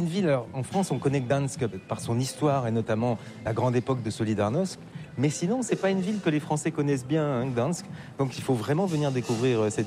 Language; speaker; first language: French; native; French